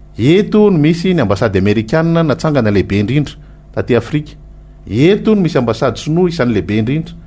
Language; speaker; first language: Malagasy; native; Malagasy